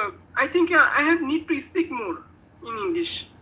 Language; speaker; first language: English; non-native, learner; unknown